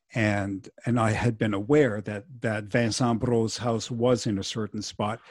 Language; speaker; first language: English; non-native, fluent; French